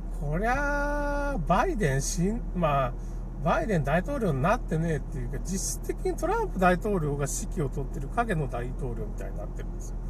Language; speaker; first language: Japanese; native; Japanese